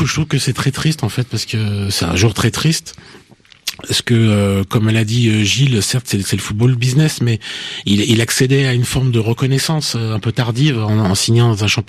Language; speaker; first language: French; native; French